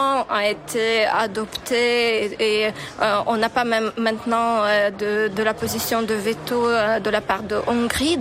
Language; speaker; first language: French; non-native, fluent; Ukrainian